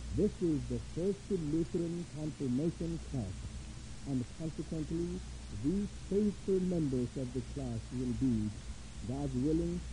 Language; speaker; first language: English; non-native, fluent; Korean